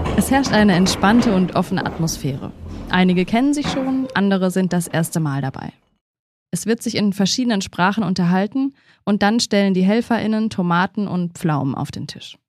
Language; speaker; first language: German; native; German